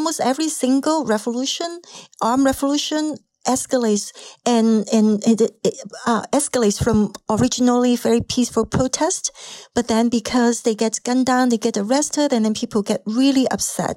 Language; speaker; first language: English; non-native, local second language; Cantonese